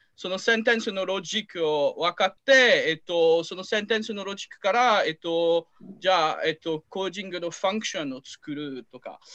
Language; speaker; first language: Japanese; non-native, learner; French